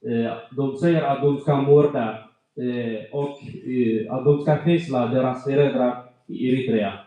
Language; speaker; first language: Swedish; non-native, fluent; Tigrinya